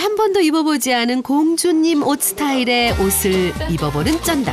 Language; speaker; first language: Korean; native; Korean